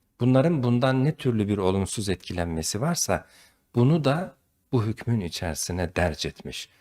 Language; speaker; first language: Turkish; native; Turkish